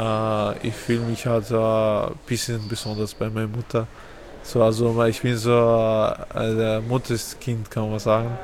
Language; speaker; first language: German; non-native, fluent; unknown